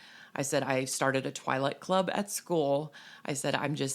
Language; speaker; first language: English; native; English